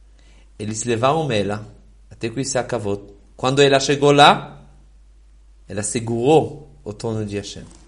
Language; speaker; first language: Portuguese; non-native, fluent; Hebrew